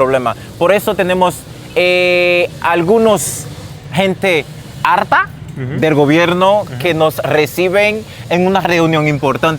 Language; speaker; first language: Spanish; non-native, fluent; Haitian Creole